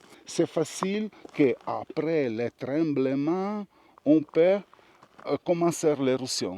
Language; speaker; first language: French; non-native, learner; Italian